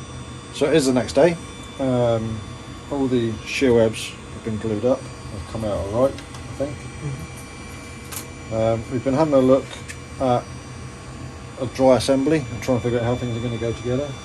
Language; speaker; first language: English; native; English